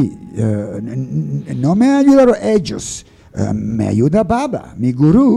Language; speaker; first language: Spanish; non-native, learner; English